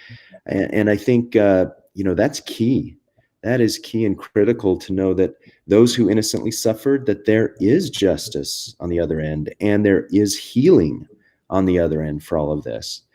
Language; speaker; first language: English; native; English